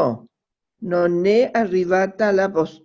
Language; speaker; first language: Italian; non-native, learner; Spanish